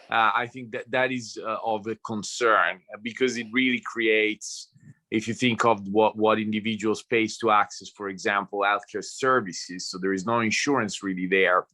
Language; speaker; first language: English; non-native, fluent; Italian